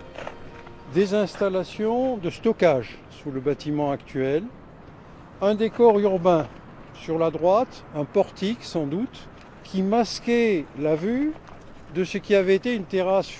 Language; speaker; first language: French; native; French